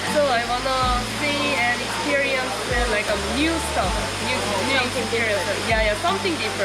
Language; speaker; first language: English; non-native, learner; Korean